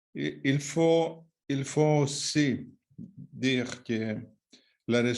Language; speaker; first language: French; non-native, fluent; Greek